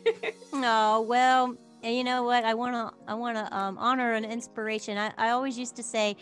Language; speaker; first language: English; native; English